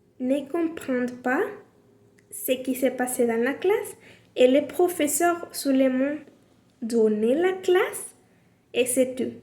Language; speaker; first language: French; non-native, learner; Spanish